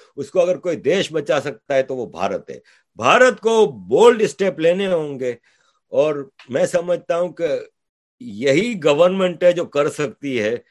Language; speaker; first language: Urdu; native; Urdu